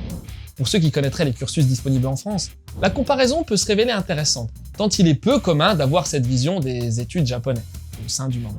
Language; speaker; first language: French; native; French